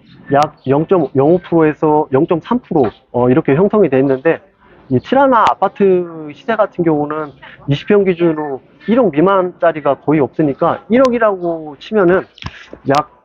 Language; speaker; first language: Korean; native; Korean